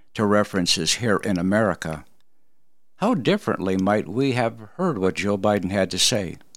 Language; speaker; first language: English; early bilingual, other home language; Polish